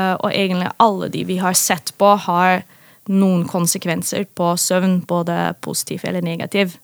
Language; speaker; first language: Norwegian; non-native, fluent; Dutch